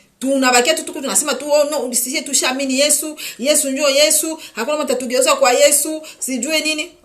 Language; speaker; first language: Swahili; native; Swahili